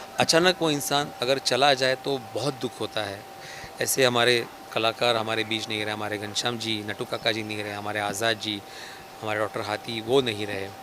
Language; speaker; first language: Hindi; non-native, local second language; Marathi